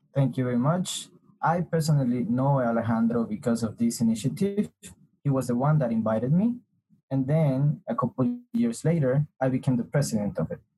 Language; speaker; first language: English; non-native, fluent; Spanish